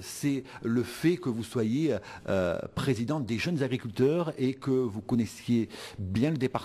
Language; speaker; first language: French; native; French